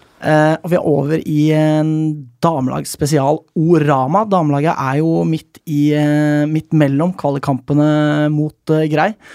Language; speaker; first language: Norwegian; native; Norwegian